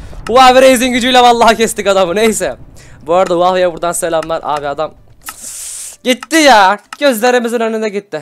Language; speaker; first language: Turkish; native; Turkish